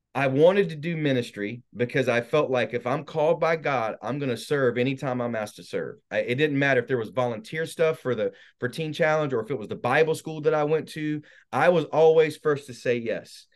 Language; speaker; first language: English; native; English